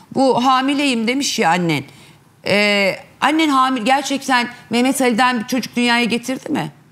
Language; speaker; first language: Turkish; native; Turkish